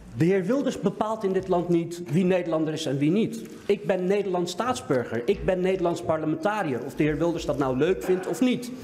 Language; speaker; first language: Dutch; early bilingual, other home language; Turkish